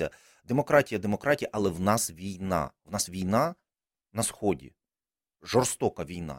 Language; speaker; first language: Ukrainian; native; Ukrainian